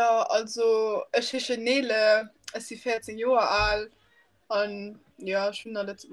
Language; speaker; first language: German; non-native, local second language; Luxembourgish